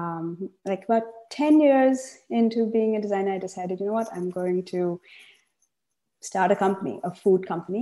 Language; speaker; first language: English; non-native, local second language; Tamil